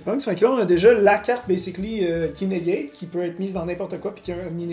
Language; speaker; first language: French; native; French